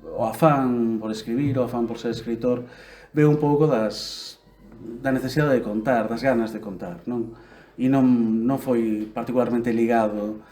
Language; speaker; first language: Galician; native; Galician